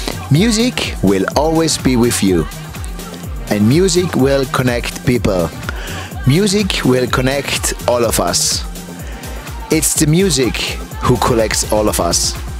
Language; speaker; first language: English; non-native, fluent; German